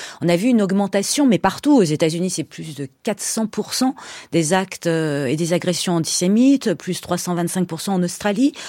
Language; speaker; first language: French; early bilingual, other home language; Persian